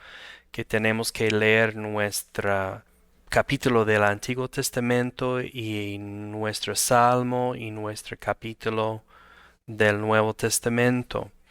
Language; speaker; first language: Spanish; non-native, fluent; English